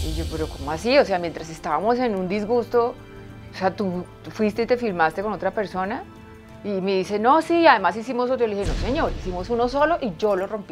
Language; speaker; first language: Spanish; native; Spanish